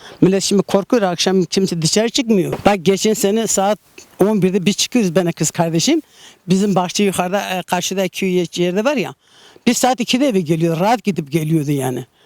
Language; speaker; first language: Turkish; non-native, local second language; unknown